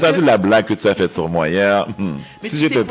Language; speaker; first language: French; native; French